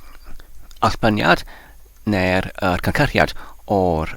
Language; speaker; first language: Welsh; non-native, learner; English